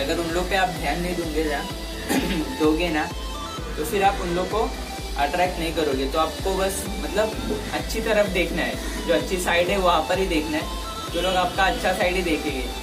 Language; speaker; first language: Hindi; non-native, local second language; Marathi